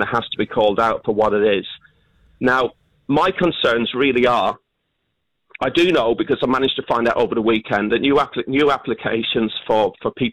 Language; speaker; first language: English; native; English